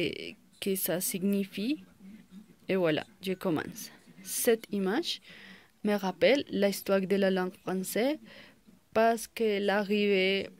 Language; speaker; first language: French; non-native, learner; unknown